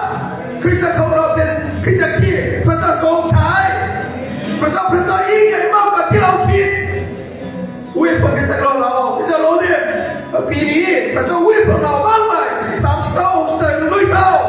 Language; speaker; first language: Thai; non-native, fluent; Korean